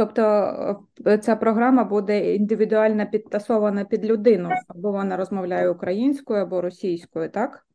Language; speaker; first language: Ukrainian; native; Ukrainian